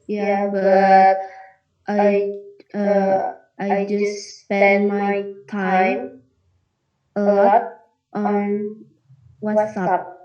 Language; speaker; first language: English; non-native, learner; Indonesian